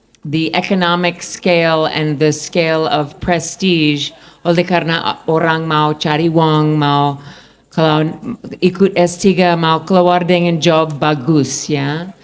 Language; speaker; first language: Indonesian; non-native, fluent; English